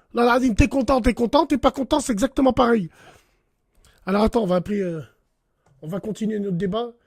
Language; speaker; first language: French; early bilingual, other home language; Arabic